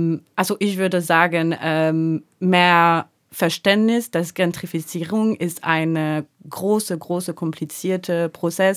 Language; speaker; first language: German; native; German